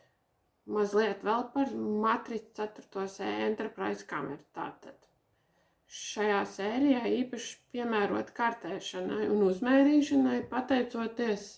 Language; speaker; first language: Latvian; native; Latvian